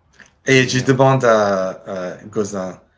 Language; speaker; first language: French; non-native, learner; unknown